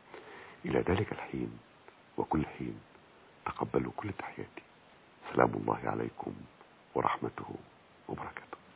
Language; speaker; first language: Arabic; native; Arabic